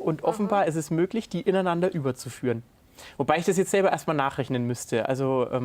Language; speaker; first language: German; native; German